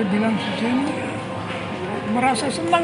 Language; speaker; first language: Indonesian; non-native, fluent; German